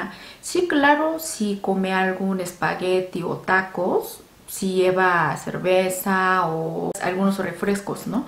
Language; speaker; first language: Spanish; non-native, fluent; Korean